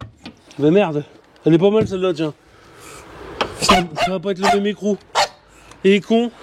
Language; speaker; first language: French; native; French